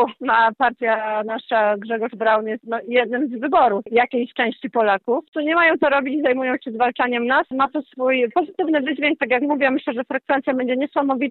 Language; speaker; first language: Polish; native; Polish